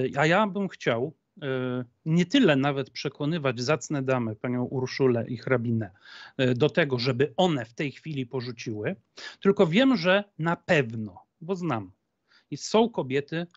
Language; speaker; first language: Polish; native; Polish